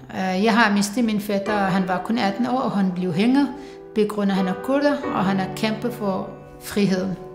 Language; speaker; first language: Danish; non-native, fluent; Arabic